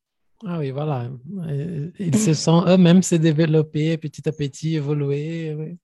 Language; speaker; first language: French; non-native, fluent; Portuguese